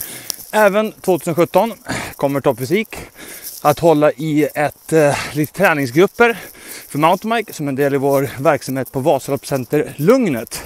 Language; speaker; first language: Swedish; native; Swedish